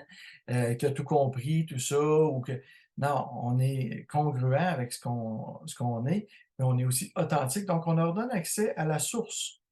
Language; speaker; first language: French; native; French